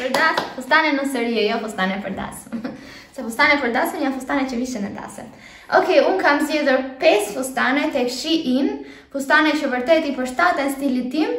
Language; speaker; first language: Albanian; early bilingual, heritage; Albanian